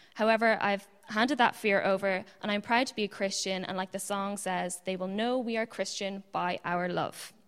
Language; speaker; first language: English; native; English